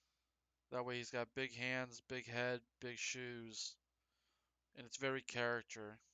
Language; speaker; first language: English; native; English